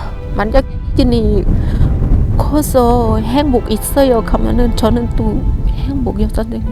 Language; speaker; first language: Korean; non-native, learner; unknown